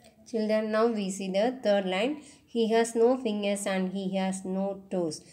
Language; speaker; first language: English; non-native, local second language; Tamil